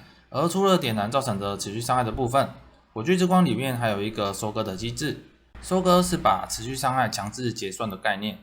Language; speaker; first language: Chinese; native; Chinese